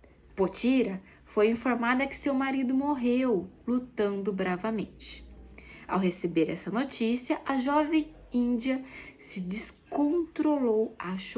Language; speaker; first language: Portuguese; native; Portuguese